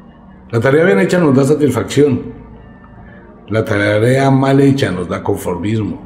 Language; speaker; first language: Spanish; native; Spanish